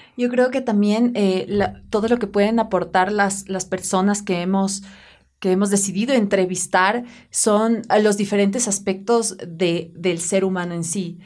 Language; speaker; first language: Spanish; native; Spanish